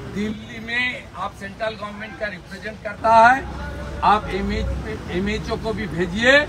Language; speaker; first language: Hindi; non-native, local second language; Bangla